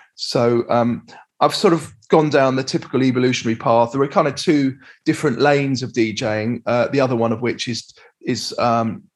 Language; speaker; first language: English; native; English